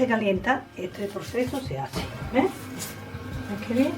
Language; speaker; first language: Spanish; native; Spanish